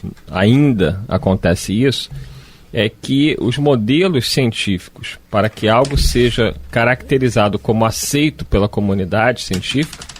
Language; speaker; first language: Portuguese; native; Portuguese